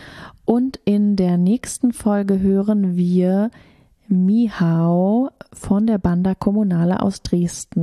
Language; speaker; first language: German; native; German